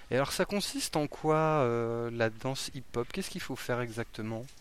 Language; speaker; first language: French; native; French